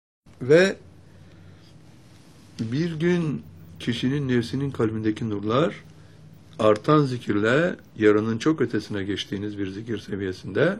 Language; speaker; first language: Turkish; native; Turkish